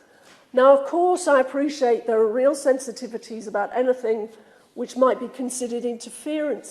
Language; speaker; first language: English; native; English